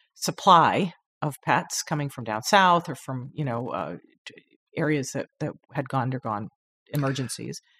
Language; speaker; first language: English; native; English